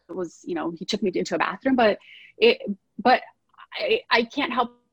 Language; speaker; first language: English; early bilingual, other home language; Portuguese